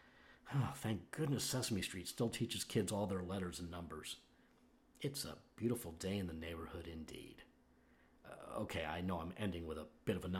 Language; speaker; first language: English; native; English